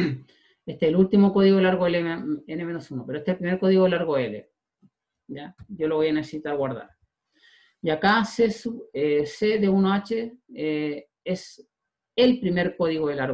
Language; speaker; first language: Spanish; native; Spanish